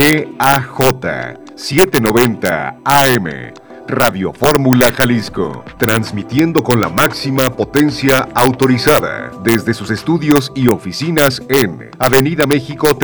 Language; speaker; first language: Spanish; native; Spanish